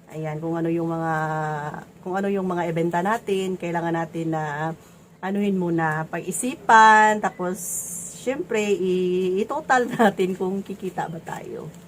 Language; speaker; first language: Filipino; native; Filipino